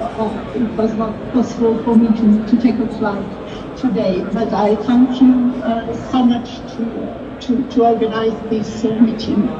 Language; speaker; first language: English; non-native, learner; French